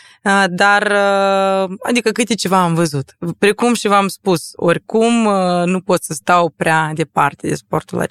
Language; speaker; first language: Romanian; non-native, local second language; Russian